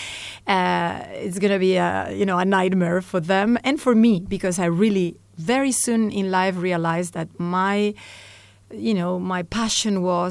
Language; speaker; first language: English; non-native, fluent; Spanish